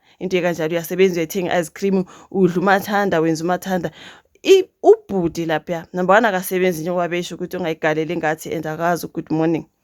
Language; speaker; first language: Zulu; native; Zulu